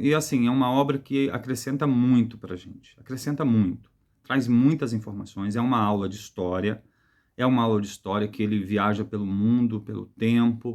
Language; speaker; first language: Portuguese; native; Portuguese